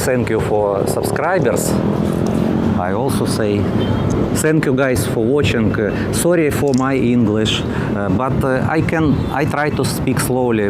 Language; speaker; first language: English; non-native, learner; Russian